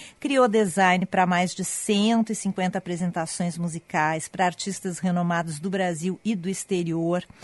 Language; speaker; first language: Portuguese; native; Portuguese